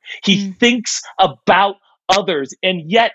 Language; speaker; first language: English; native; English